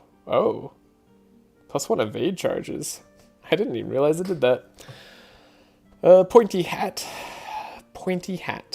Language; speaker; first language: English; native; English